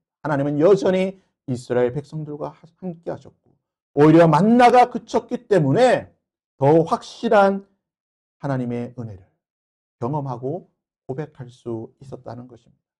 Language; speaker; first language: Korean; native; Korean